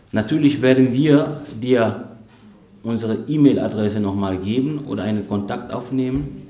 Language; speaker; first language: German; non-native, fluent; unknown